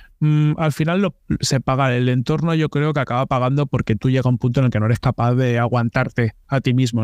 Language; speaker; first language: Spanish; native; Spanish